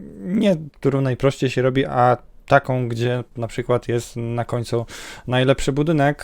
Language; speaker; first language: Polish; native; Polish